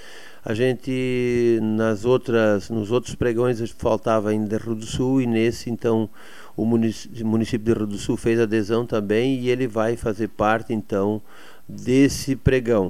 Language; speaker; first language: Portuguese; native; Portuguese